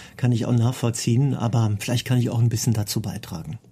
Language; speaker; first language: German; native; German